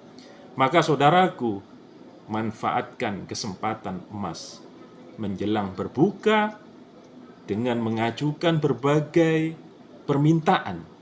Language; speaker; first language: Indonesian; native; Indonesian